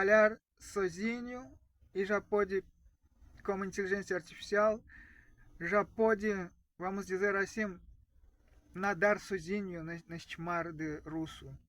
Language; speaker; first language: Portuguese; non-native, fluent; Russian